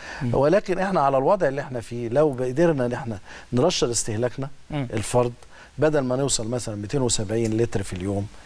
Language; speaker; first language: Arabic; native; Arabic